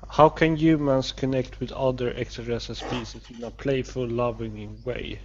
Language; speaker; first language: English; non-native, learner; Swedish